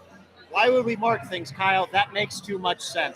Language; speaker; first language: English; native; English